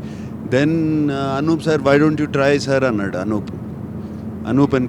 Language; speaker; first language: Telugu; native; Telugu